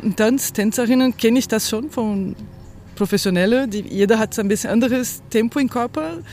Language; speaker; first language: German; non-native, fluent; Portuguese